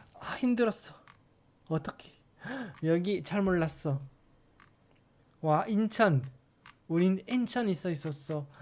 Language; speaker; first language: Korean; non-native, learner; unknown